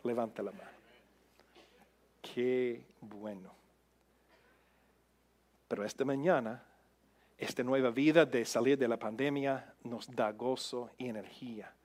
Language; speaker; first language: Spanish; non-native, fluent; English